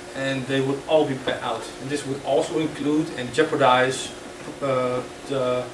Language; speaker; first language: English; non-native, fluent; Dutch